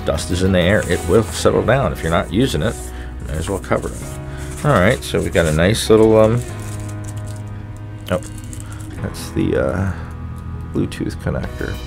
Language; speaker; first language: English; native; English